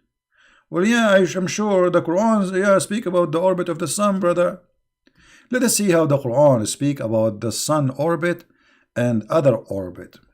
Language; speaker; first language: English; non-native, fluent; Arabic